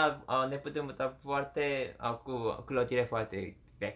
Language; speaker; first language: Romanian; non-native, learner; Korean